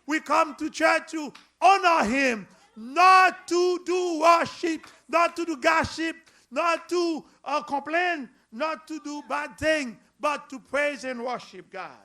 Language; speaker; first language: English; non-native, learner; Haitian Creole